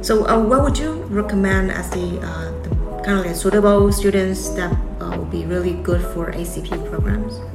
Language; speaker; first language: English; non-native, fluent; Chinese